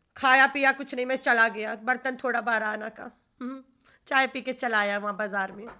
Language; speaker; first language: Urdu; non-native, local second language; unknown